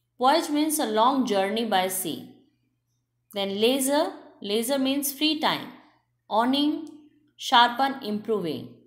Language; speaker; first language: English; non-native, local second language; Hindi